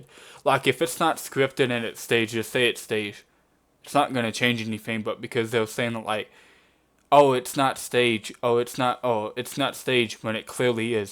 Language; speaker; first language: English; native; English